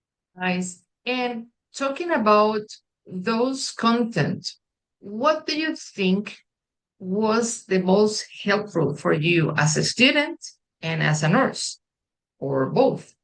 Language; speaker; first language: English; non-native, fluent; Spanish